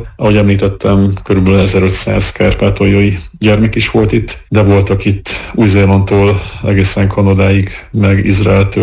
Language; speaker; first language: Hungarian; native; Hungarian